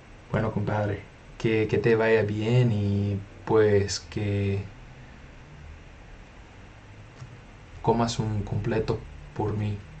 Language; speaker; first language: Spanish; non-native, fluent; English